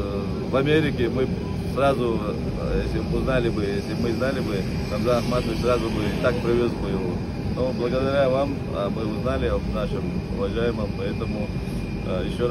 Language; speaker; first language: Russian; non-native, local second language; Chechen